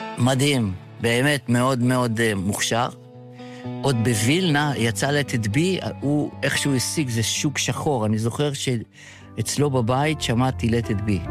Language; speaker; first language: Hebrew; early bilingual, other home language; Yiddish